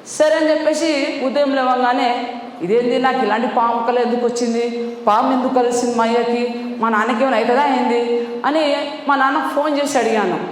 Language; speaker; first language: Telugu; non-native, local second language; Lambadi